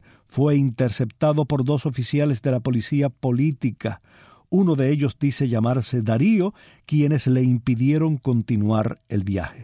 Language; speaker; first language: Spanish; native; Spanish